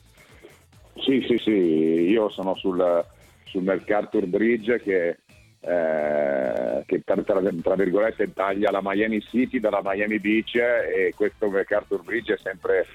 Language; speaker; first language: Italian; native; Italian